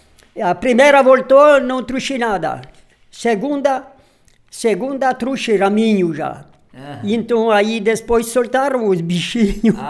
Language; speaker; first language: Portuguese; non-native, local second language; Polish